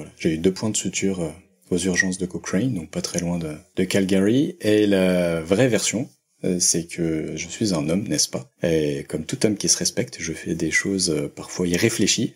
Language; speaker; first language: French; native; French